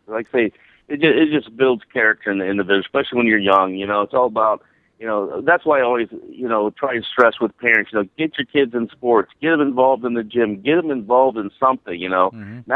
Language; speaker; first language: English; native; English